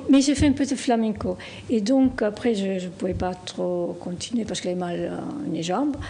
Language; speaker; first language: French; non-native, fluent; Spanish